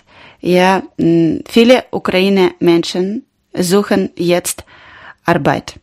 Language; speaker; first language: German; non-native, learner; Ukrainian